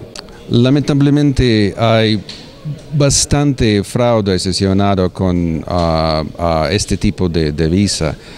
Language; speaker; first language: Spanish; non-native, fluent; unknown